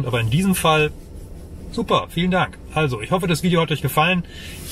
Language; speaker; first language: German; native; German